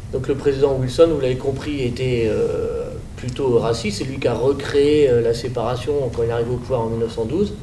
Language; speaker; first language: French; native; French